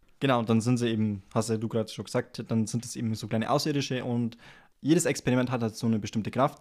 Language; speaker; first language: German; native; German